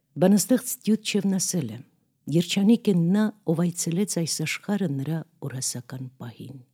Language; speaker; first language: Armenian; native; Armenian